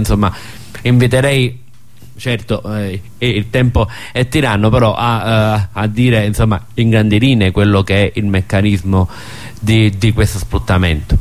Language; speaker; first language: Italian; native; Italian